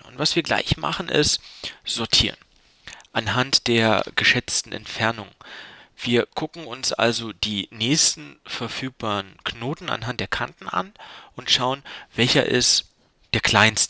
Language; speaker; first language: German; native; German